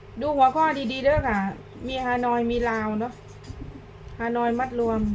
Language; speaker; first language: Thai; non-native, local second language; Lao